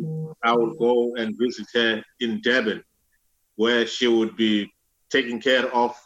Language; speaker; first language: English; non-native, local second language; Zulu